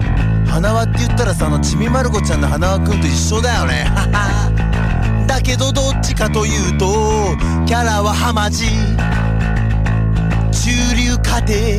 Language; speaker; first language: Japanese; native; Japanese